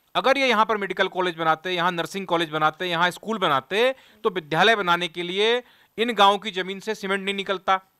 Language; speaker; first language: Hindi; native; Hindi